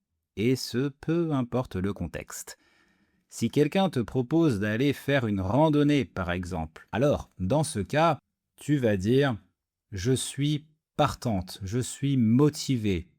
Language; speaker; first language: French; native; French